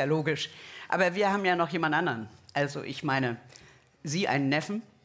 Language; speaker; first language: German; native; German